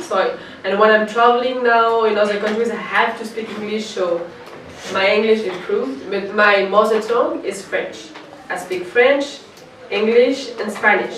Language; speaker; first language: English; non-native, fluent; French